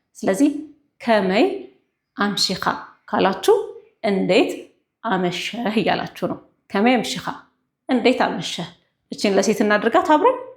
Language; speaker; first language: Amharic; non-native, local second language; Tigrinya